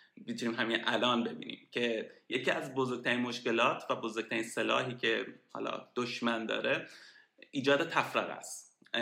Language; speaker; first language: Persian; native; Persian